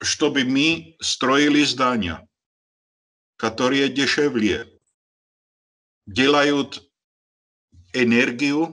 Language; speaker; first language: Russian; non-native, learner; Slovak